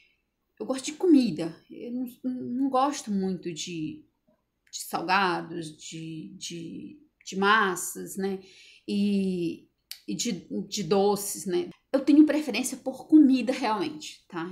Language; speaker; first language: Portuguese; native; Portuguese